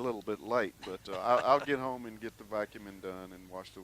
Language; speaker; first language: English; native; English